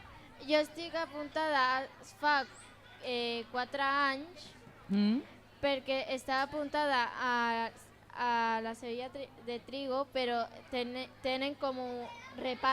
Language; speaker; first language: Catalan; non-native, local second language; Spanish